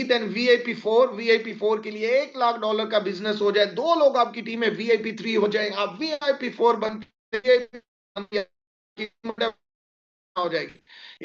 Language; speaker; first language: Hindi; native; Hindi